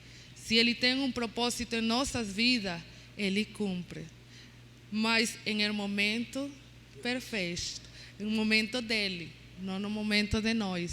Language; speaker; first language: Portuguese; non-native, learner; Spanish